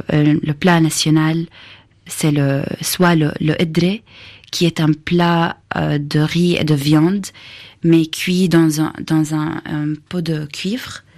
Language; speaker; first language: French; non-native, fluent; Arabic